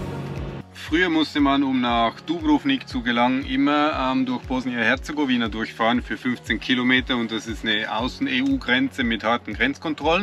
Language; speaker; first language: German; native; German